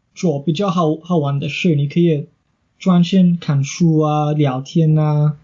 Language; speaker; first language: Chinese; non-native, fluent; English